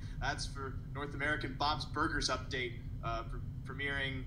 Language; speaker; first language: English; native; English